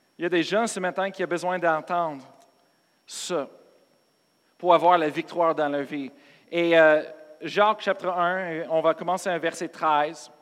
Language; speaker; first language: French; non-native, fluent; English